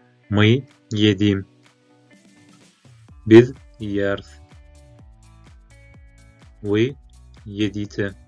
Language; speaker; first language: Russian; non-native, local second language; Turkmen